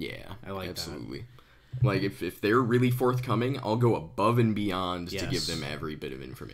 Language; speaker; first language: English; native; English